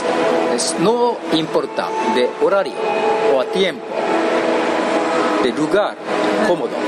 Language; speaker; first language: Spanish; non-native, learner; Japanese